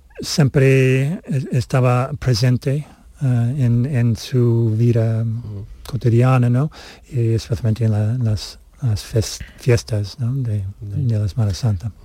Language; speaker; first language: Spanish; non-native, fluent; English